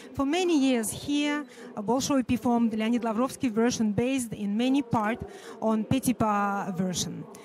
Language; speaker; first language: English; non-native, fluent; Russian